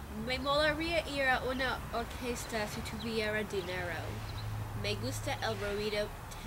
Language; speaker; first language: Spanish; non-native, learner; English